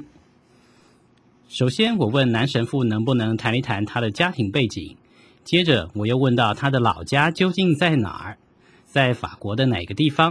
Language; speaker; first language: Chinese; native; Chinese